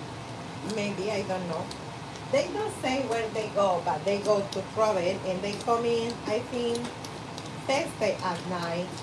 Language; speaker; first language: English; non-native, learner; Spanish